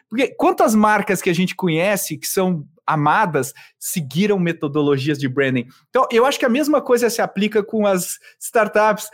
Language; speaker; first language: Portuguese; native; Portuguese